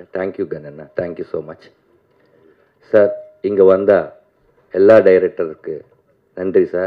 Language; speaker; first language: Tamil; non-native, learner; Telugu